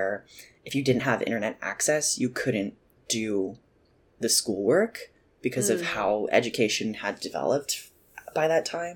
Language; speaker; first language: English; native; English